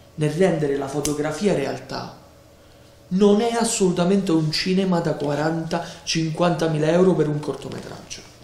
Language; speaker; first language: Italian; native; Italian